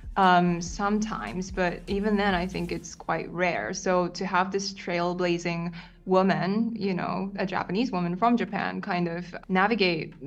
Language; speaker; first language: English; non-native, fluent; Japanese